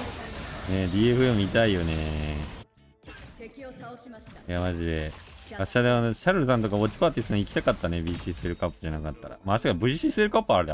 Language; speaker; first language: Japanese; native; Japanese